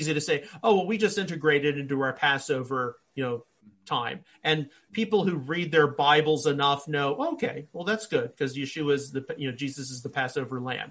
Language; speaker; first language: English; native; English